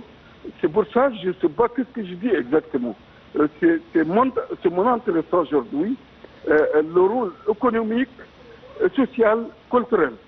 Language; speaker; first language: French; non-native, fluent; Arabic